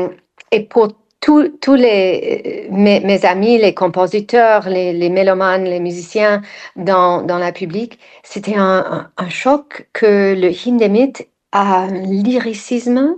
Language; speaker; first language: French; non-native, fluent; English